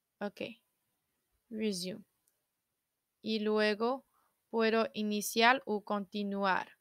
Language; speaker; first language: Spanish; non-native, learner; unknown